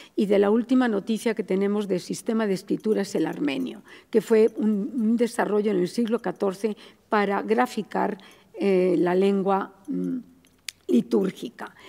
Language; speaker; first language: Spanish; native; Spanish